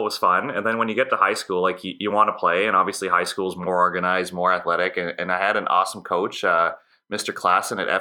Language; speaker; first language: English; native; English